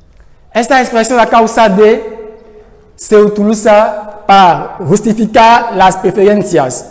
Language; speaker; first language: Spanish; non-native, fluent; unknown